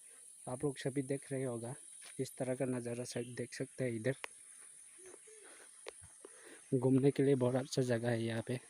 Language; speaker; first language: Hindi; non-native, local second language; Kok Borok